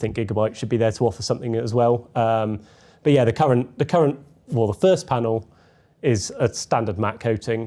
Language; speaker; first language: English; native; English